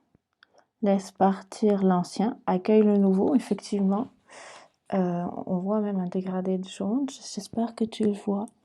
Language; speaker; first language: French; native; French